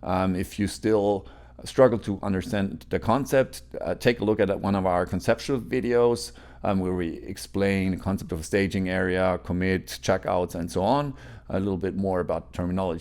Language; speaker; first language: English; non-native, fluent; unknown